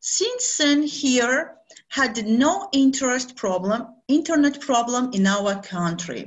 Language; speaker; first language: English; non-native, learner; Azerbaijani